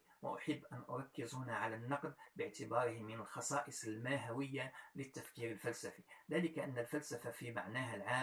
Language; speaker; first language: Arabic; native; Arabic